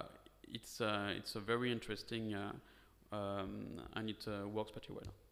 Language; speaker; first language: English; non-native, fluent; French